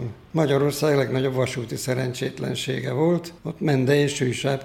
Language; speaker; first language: Hungarian; native; Hungarian